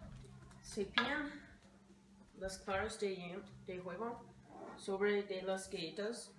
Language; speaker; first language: Spanish; non-native, learner; English